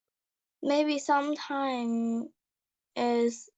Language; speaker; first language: English; non-native, learner; Chinese